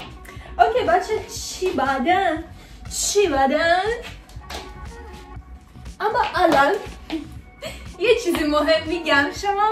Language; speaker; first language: Persian; non-native, learner; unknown